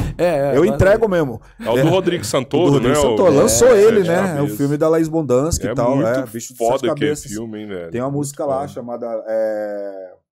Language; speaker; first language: Portuguese; native; Portuguese